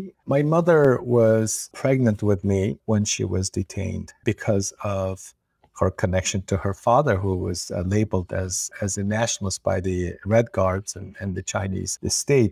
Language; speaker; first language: English; non-native, fluent; Uyghur